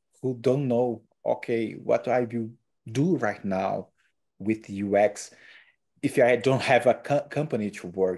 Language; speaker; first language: English; non-native, learner; Portuguese